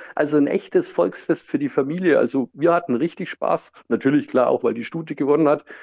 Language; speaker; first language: German; native; German